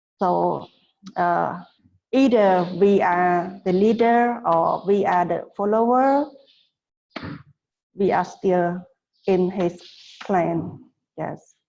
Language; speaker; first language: English; non-native, fluent; Khmer